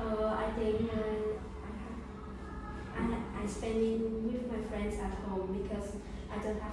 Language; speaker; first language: English; non-native, learner; Vietnamese